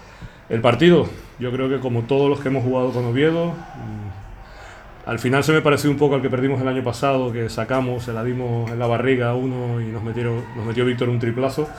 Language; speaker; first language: Spanish; native; Spanish